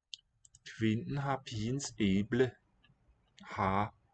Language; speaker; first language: Danish; non-native, learner; English